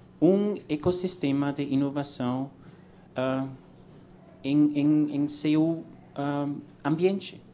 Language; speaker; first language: Portuguese; non-native, learner; English